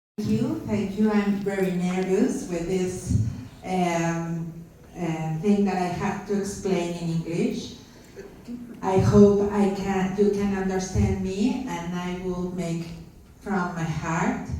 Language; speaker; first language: English; non-native, learner; Spanish